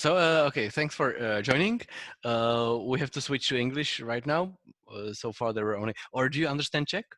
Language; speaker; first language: English; non-native, fluent; Czech